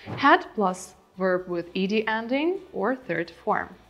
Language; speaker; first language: English; non-native, fluent; Ukrainian